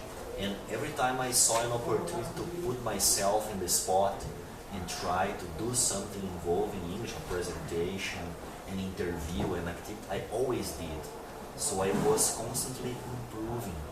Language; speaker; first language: English; non-native, fluent; Portuguese